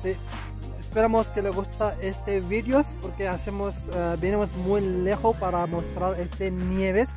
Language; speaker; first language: Spanish; non-native, learner; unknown